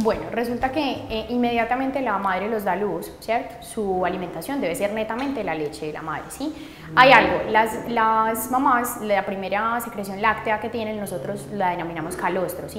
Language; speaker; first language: Spanish; native; Spanish